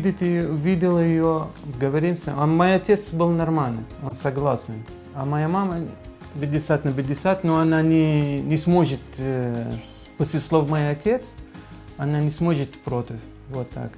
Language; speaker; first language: Russian; non-native, learner; Arabic